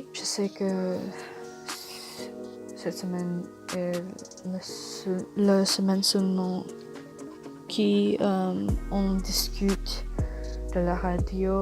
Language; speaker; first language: French; non-native, learner; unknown